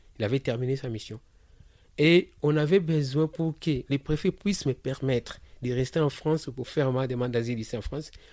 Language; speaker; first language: French; non-native, local second language; Lingala